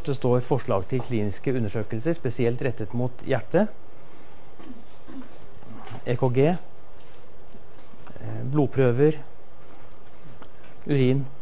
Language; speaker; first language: Norwegian; native; Norwegian